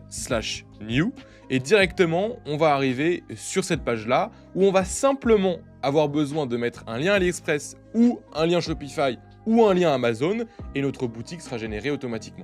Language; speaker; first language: French; native; French